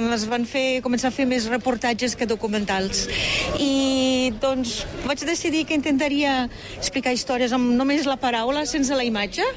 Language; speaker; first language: Catalan; non-native, fluent; German